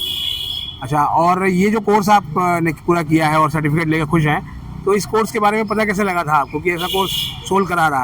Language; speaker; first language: Hindi; native; Hindi